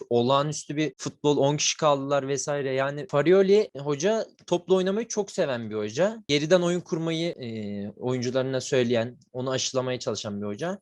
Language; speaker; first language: Turkish; native; Turkish